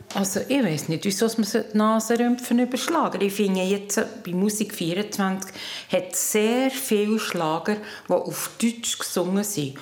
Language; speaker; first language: German; native; German